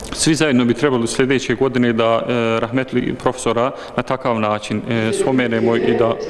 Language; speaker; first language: Bosnian; early bilingual, heritage; Bosnian